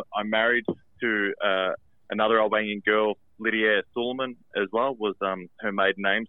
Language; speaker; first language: English; early bilingual, other home language; Albanian